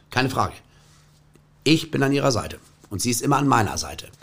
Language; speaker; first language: German; native; German